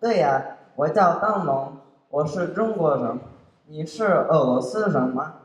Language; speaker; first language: Chinese; non-native, learner; Russian